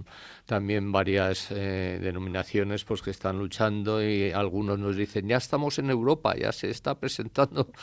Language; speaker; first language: Spanish; native; Spanish